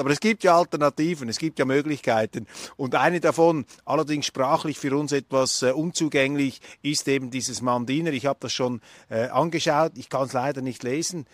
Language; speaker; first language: German; native; German